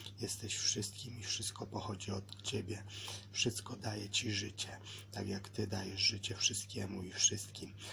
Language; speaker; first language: Polish; native; Polish